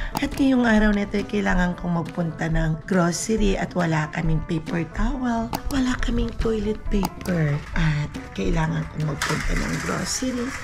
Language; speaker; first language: Filipino; non-native, local second language; Cebuano